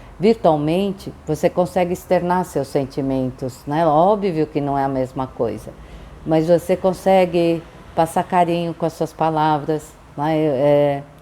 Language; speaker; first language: Portuguese; early bilingual, other home language; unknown